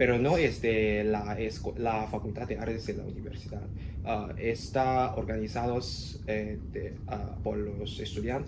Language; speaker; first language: Spanish; non-native, learner; Cantonese